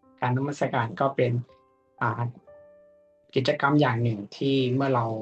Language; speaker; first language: Thai; native; Thai